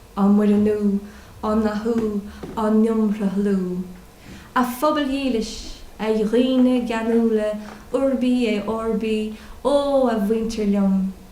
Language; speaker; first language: Irish; non-native, local second language; English